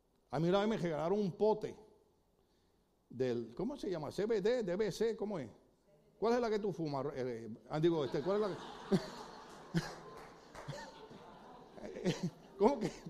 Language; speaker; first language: Spanish; native; Spanish